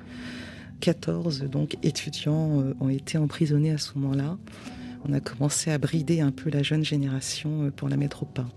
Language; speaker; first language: French; native; French